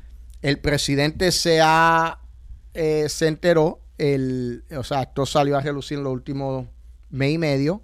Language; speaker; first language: Spanish; native; Spanish